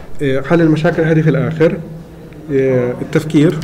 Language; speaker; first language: Arabic; native; Arabic